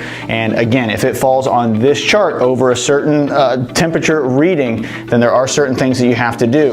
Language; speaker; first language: English; native; English